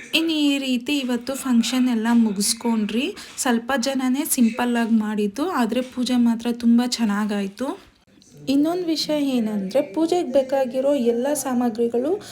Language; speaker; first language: Kannada; non-native, local second language; Telugu